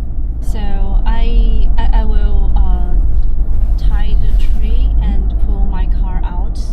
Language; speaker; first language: English; non-native, learner; Chinese